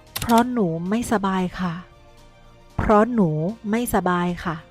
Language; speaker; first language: Thai; non-native, fluent; Burmese